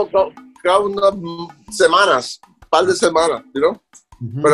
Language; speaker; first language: Spanish; early bilingual, other home language; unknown